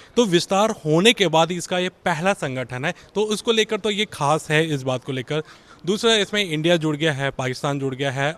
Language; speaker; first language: Hindi; native; Hindi